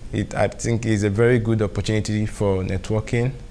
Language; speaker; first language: English; non-native, local second language; Igbo